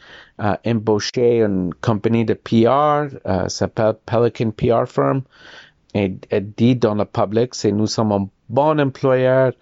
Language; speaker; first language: French; non-native, learner; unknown